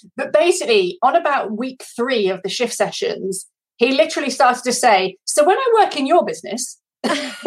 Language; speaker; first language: English; native; English